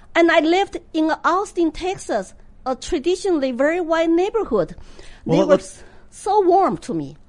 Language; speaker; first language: English; non-native, fluent; Chinese